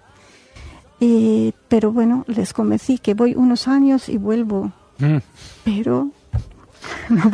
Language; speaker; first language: Spanish; non-native, fluent; Arabic